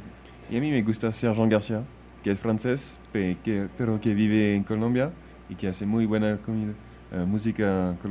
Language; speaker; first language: Spanish; non-native, learner; French